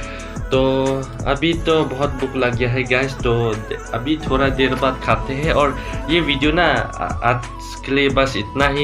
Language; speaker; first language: Hindi; non-native, learner; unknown